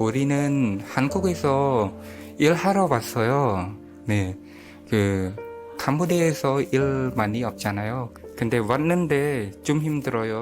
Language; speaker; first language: Korean; non-native, learner; Khmer